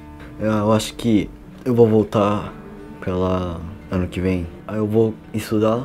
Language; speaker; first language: Portuguese; early bilingual, heritage; Portuguese